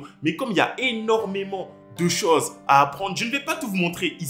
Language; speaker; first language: French; native; French